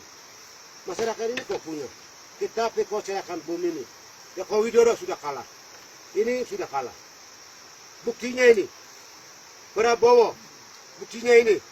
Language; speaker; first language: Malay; non-native, local second language; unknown